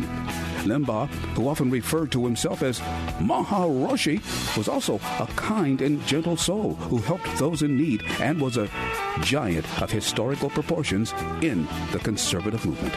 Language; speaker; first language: English; native; English